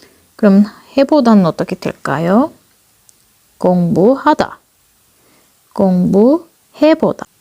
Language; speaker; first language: Korean; non-native, fluent; Turkish